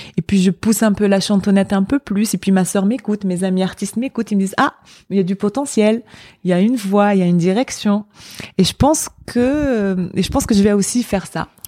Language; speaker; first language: French; non-native, local second language; Arabic